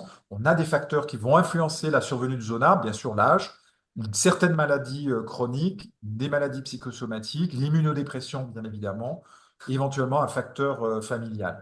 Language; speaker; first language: French; native; French